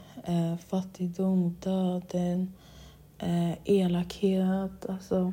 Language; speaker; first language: Swedish; non-native, local second language; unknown